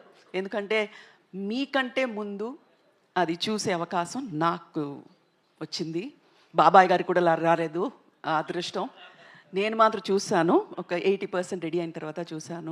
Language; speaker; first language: Telugu; non-native, local second language; Tamil